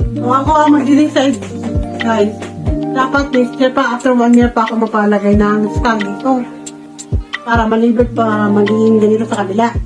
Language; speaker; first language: Filipino; non-native, local second language; Cebuano